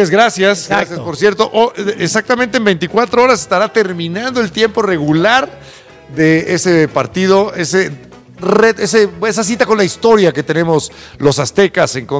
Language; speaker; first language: Spanish; native; Spanish